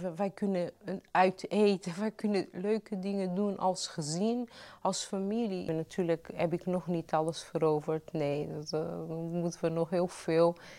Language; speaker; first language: Dutch; non-native, fluent; Portuguese